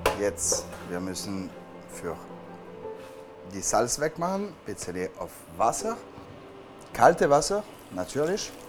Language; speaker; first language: German; non-native, learner; French